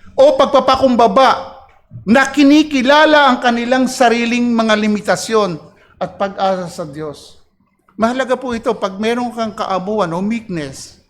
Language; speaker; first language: Filipino; native; Filipino